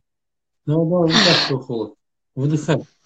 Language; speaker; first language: Russian; native; Russian